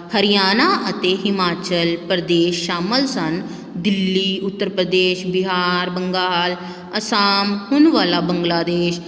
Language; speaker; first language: Hindi; non-native, local second language; Punjabi